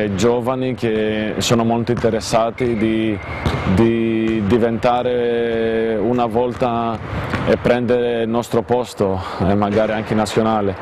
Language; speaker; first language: Italian; non-native, fluent; Greek